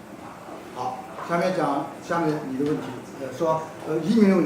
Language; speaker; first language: Chinese; native; Chinese